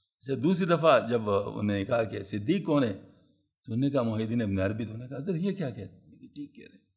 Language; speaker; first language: Urdu; non-native, local second language; Pashto